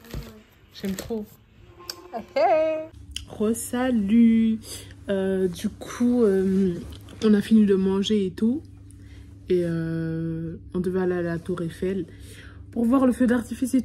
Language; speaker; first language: French; native; French